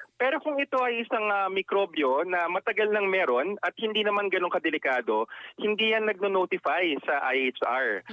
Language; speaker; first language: Filipino; non-native, local second language; Iloko